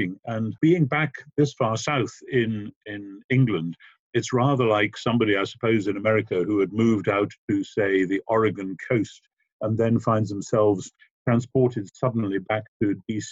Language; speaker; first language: English; native; English